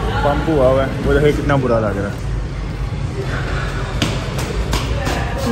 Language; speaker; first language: Urdu; non-native, local second language; Punjabi